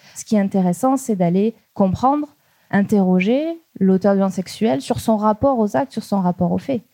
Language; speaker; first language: French; native; French